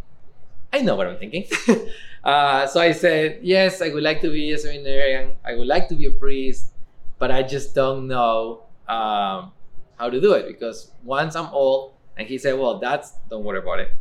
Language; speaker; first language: English; non-native, fluent; Spanish